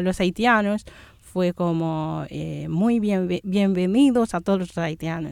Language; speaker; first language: Spanish; non-native, fluent; Haitian Creole